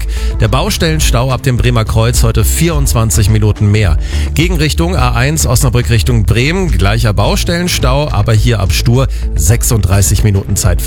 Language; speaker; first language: German; native; German